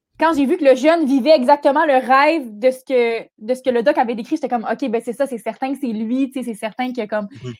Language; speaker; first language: French; native; French